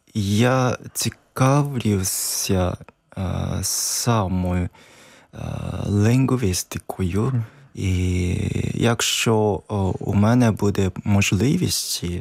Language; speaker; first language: Ukrainian; non-native, learner; Japanese